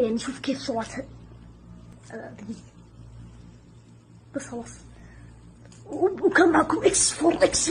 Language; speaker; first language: Arabic; native; Arabic